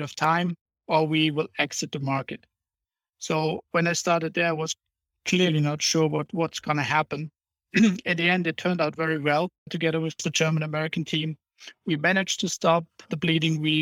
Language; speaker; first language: English; non-native, fluent; German